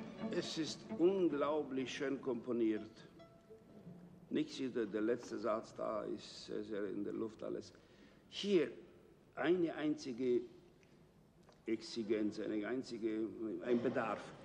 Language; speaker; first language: German; non-native, fluent; Romanian